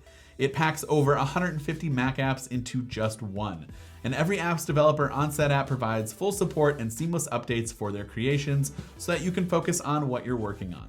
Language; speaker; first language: English; native; English